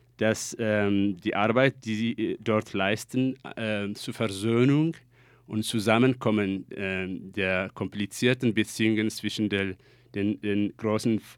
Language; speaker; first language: German; non-native, fluent; Amharic